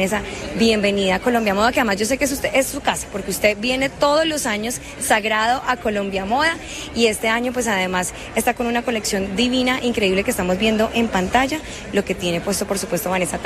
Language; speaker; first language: Spanish; native; Spanish